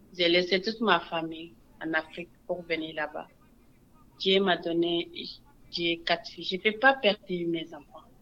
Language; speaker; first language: French; non-native, local second language; Wolof